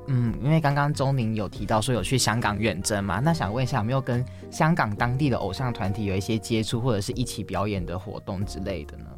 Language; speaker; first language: Chinese; native; Chinese